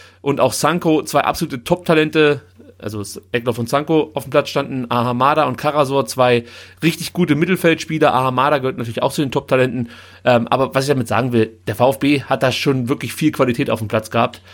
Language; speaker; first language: German; native; German